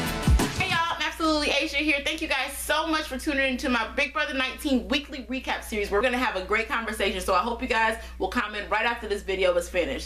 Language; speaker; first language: English; native; English